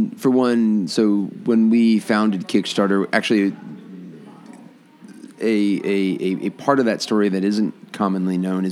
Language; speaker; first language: English; native; English